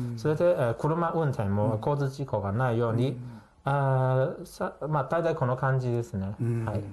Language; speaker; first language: Japanese; non-native, fluent; Chinese